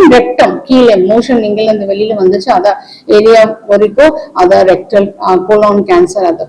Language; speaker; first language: Tamil; non-native, local second language; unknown